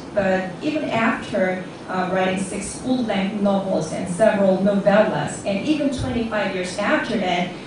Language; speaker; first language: English; non-native, fluent; Korean